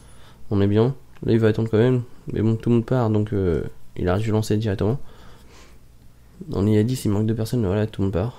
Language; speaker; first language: French; native; French